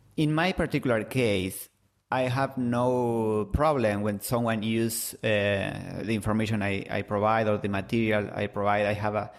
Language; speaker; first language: English; non-native, fluent; Spanish